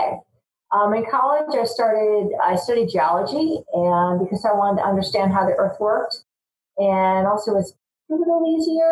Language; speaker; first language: English; native; English